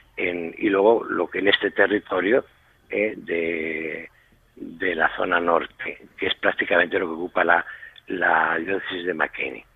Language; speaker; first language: Spanish; native; Spanish